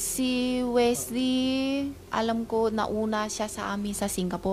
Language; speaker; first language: Filipino; non-native, learner; Chinese